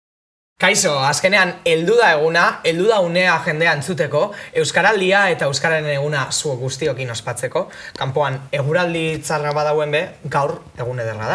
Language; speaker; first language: Basque; native; Basque